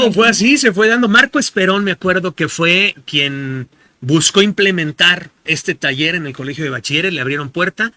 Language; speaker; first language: Spanish; native; Spanish